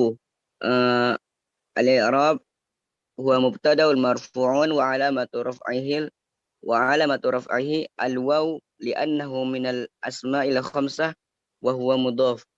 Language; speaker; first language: Arabic; non-native, learner; Indonesian